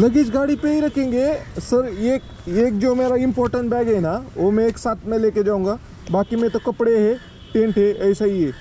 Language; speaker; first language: Hindi; non-native, local second language; Marathi